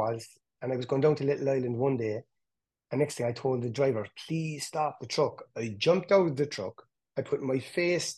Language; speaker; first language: English; native; English